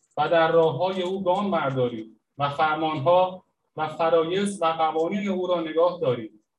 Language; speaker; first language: Persian; native; Persian